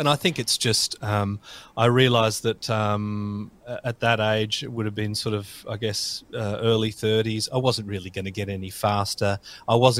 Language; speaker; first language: English; native; English